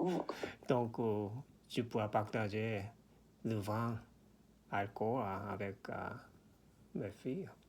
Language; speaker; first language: French; non-native, learner; Korean